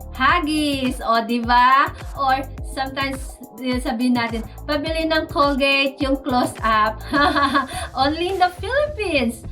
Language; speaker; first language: Filipino; native; Filipino